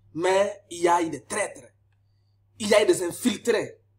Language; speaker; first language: French; non-native, local second language; Lingala